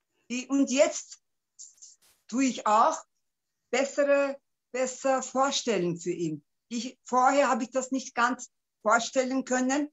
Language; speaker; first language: German; non-native, local second language; Turkish